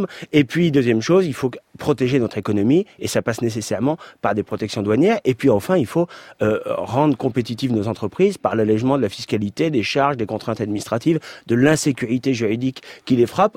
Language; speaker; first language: French; native; French